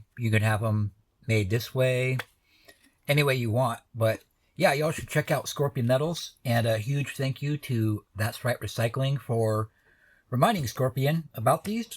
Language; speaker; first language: English; native; English